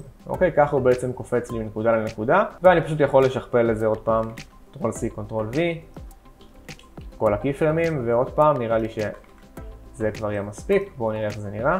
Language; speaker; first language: Hebrew; native; Hebrew